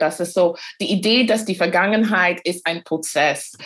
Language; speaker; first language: German; non-native, fluent; English